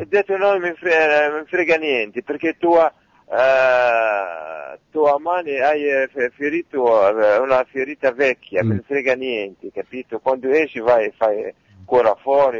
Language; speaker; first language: Italian; non-native, local second language; Arabic